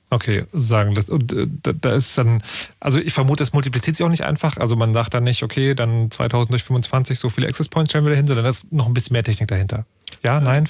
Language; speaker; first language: German; native; German